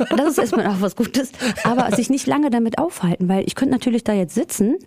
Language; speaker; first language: German; early bilingual, other home language; Greek